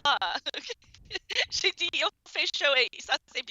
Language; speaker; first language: French; non-native, fluent; English